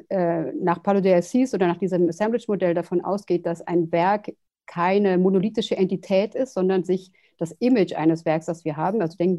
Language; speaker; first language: German; native; German